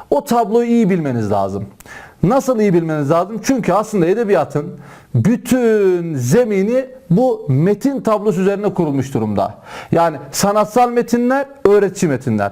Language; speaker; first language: Turkish; native; Turkish